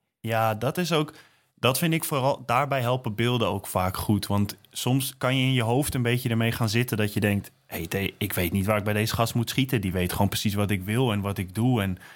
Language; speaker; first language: Dutch; native; Dutch